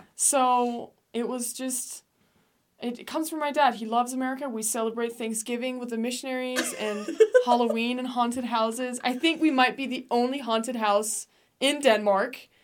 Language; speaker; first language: English; non-native, fluent; Danish